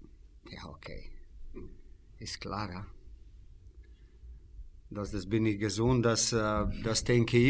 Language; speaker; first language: German; non-native, fluent; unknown